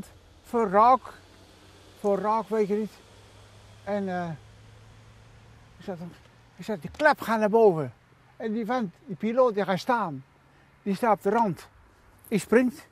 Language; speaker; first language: Dutch; native; Dutch